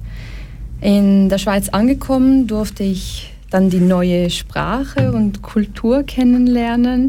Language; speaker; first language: German; early bilingual, other home language; Portuguese